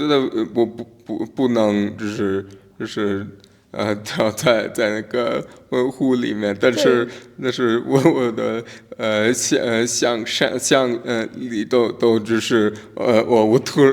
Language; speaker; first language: Chinese; non-native, learner; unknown